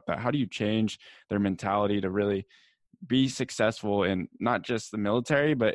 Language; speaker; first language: English; native; English